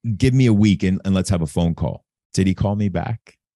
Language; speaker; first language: English; native; English